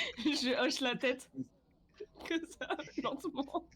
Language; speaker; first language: French; native; French